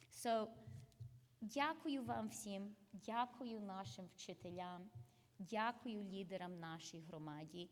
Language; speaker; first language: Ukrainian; early bilingual, heritage; English